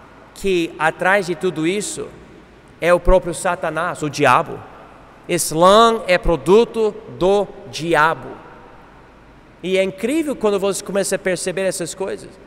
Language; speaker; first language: Portuguese; non-native, fluent; English